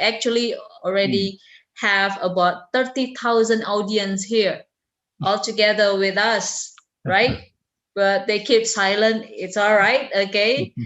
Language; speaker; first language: English; non-native, fluent; Indonesian